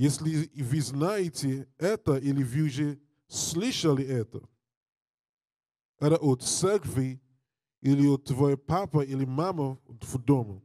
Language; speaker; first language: Russian; non-native, learner; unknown